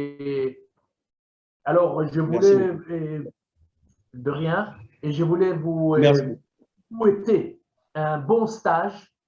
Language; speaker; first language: French; non-native, fluent; Hebrew